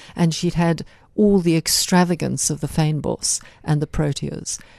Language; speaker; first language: English; native; English